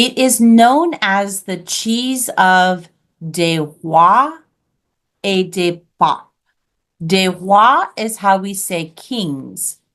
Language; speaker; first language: French; non-native, fluent; English